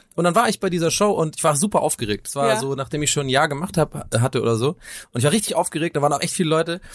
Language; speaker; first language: German; non-native, fluent; English